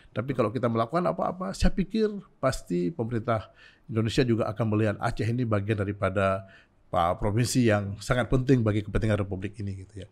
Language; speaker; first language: Indonesian; native; Indonesian